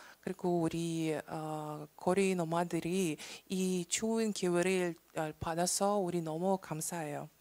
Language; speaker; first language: Korean; non-native, learner; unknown